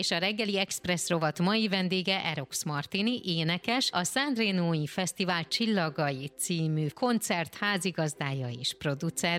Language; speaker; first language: Hungarian; native; Hungarian